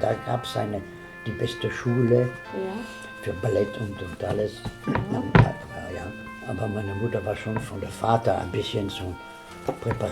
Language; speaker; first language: German; non-native, learner; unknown